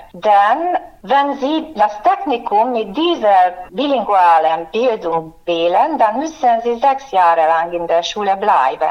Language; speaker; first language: German; non-native, fluent; Hungarian